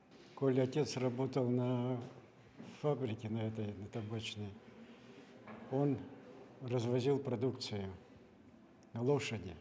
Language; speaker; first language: Russian; native; Russian